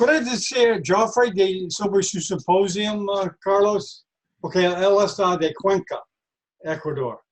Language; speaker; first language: Spanish; non-native, learner; English